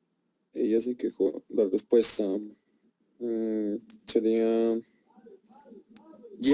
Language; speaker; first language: Spanish; native; Spanish